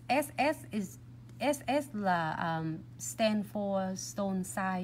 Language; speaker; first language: English; non-native, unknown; Vietnamese